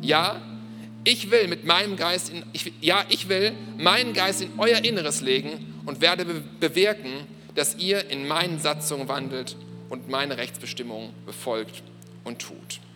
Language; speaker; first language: German; native; German